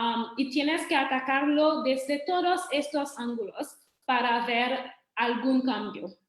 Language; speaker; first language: Spanish; non-native, fluent; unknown